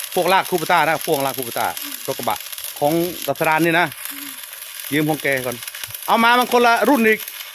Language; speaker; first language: Thai; non-native, local second language; Northeastern Thai